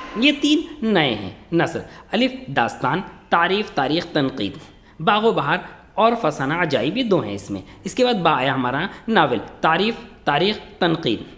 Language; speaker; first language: Urdu; native; Urdu